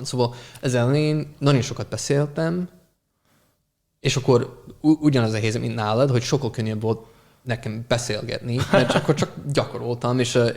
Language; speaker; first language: Hungarian; non-native, fluent; English